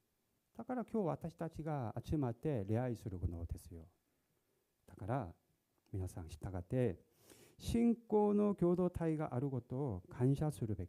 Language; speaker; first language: Japanese; non-native, learner; Korean